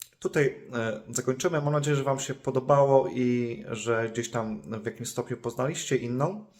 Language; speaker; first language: Polish; native; Polish